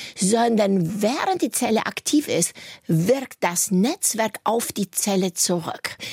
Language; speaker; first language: German; native; German